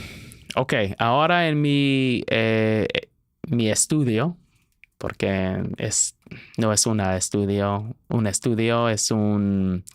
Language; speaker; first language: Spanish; non-native, learner; English